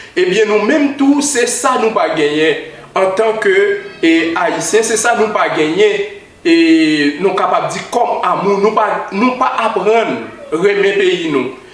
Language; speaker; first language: Haitian Creole; native; Haitian Creole